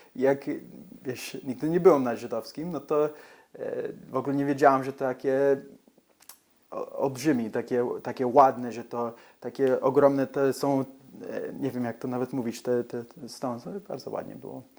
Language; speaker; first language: Polish; early bilingual, heritage; English